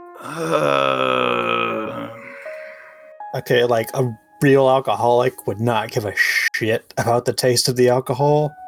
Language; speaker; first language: English; native; English